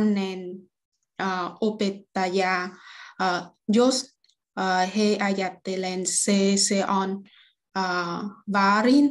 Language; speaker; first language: Finnish; non-native, learner; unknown